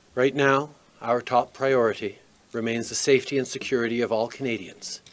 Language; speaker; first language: English; native; English